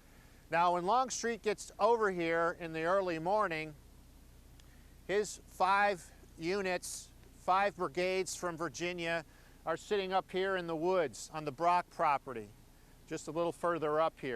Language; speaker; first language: English; native; English